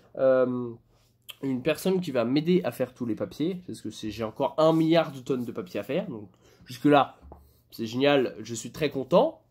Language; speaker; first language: French; native; French